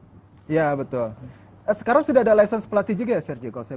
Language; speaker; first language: Indonesian; native; Indonesian